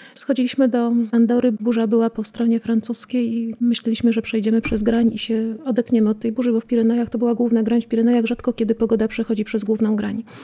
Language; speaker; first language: Polish; native; Polish